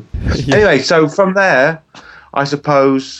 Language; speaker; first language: English; native; English